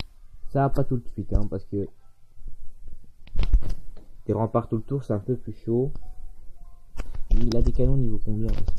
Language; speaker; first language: French; native; French